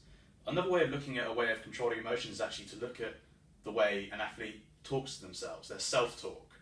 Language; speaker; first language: English; native; English